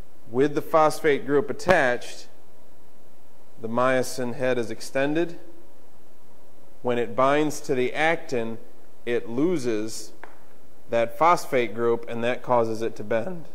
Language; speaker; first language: English; native; English